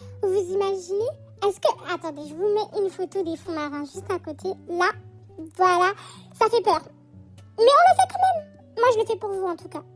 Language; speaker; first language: French; native; French